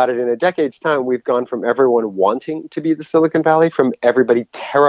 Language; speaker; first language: English; native; English